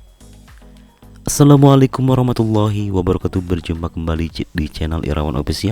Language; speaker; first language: Indonesian; native; Indonesian